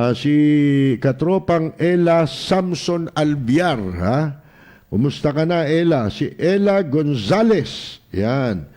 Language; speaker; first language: Filipino; native; Filipino